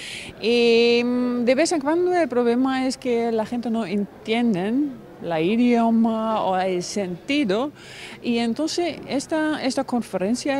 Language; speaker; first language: Spanish; non-native, fluent; German